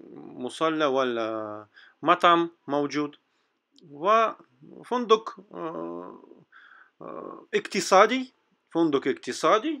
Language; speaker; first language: Arabic; non-native, fluent; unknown